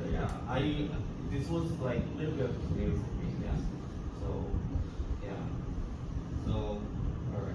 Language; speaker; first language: English; non-native, fluent; Korean